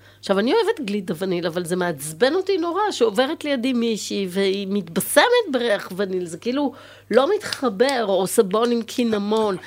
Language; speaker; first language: Hebrew; native; Hebrew